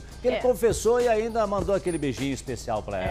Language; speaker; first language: Portuguese; native; Portuguese